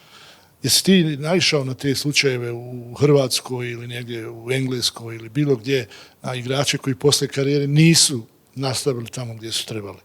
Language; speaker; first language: Bosnian; native; Bosnian